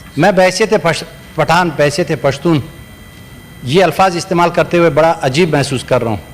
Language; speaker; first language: Urdu; non-native, local second language; Pashto